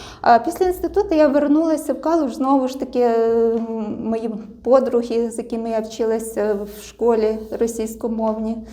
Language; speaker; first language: Ukrainian; non-native, local second language; Russian